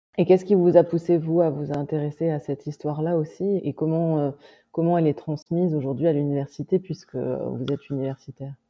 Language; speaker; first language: French; native; French